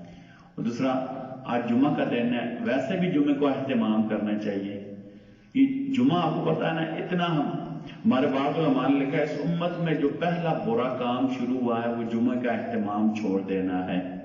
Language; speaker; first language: Urdu; native; Urdu